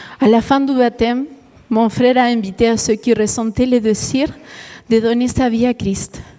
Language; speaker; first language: French; non-native, fluent; Spanish